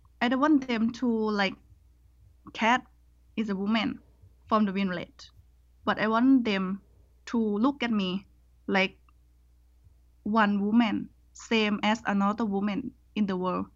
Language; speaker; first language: English; non-native, learner; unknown